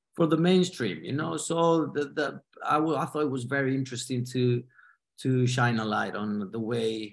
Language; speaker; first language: English; non-native, fluent; Spanish